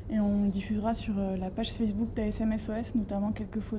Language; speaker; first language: French; native; French